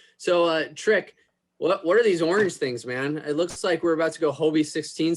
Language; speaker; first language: English; native; English